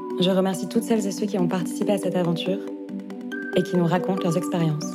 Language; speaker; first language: French; native; French